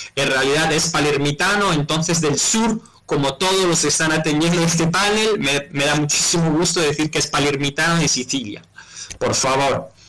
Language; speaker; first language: Spanish; non-native, fluent; Italian